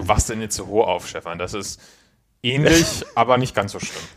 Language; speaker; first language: German; native; German